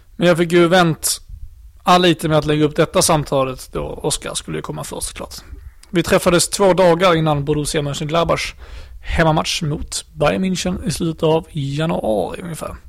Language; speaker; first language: Swedish; native; Swedish